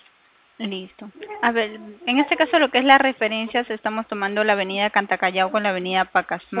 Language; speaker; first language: Spanish; native; Spanish